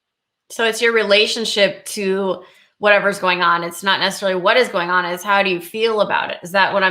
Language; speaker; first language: English; native; English